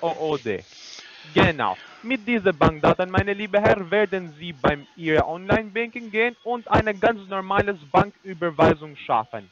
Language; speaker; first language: German; non-native, learner; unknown